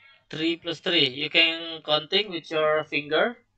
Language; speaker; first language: English; non-native, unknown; Indonesian